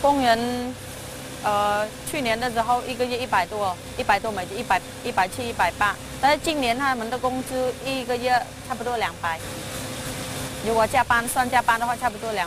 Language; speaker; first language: Chinese; non-native, fluent; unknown